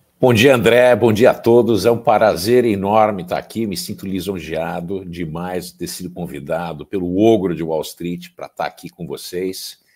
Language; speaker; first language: Portuguese; early bilingual, heritage; Portuguese